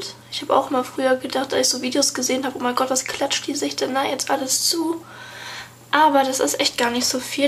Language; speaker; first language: German; native; German